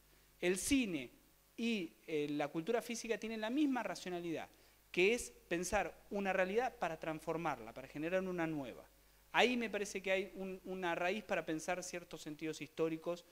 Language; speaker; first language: Spanish; native; Spanish